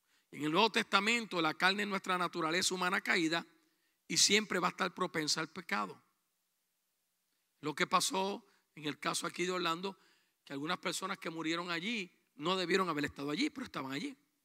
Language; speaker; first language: Spanish; native; Spanish